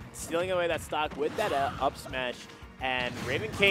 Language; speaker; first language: English; native; English